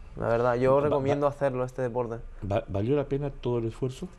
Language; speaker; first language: Spanish; native; Spanish